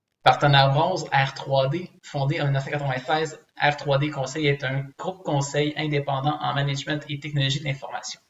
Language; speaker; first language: French; native; French